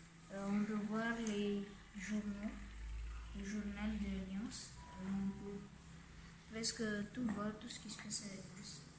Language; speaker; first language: French; non-native, local second language; Comorian